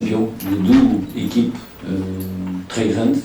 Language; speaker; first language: French; non-native, fluent; Portuguese